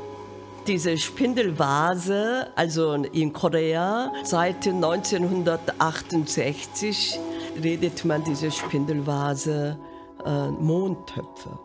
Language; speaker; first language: German; non-native, fluent; Korean